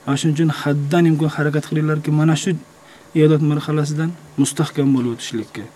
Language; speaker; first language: Uzbek; native; Uzbek